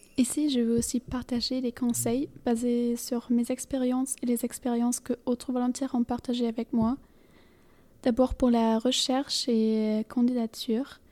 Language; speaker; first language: French; non-native, fluent; German